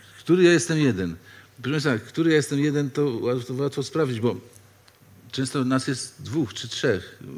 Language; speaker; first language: Polish; native; Polish